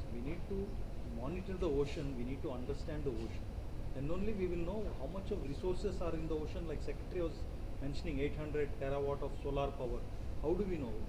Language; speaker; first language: English; non-native, local second language; Tamil